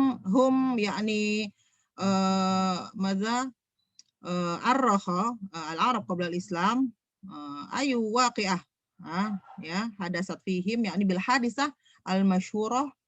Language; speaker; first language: Arabic; non-native, fluent; Indonesian